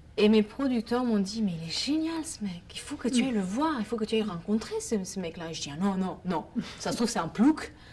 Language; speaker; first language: French; non-native, fluent; Romanian